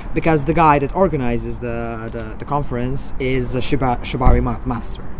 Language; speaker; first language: English; non-native, fluent; Serbian